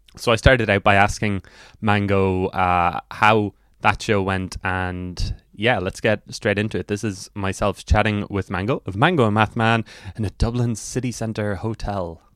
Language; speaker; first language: English; native; English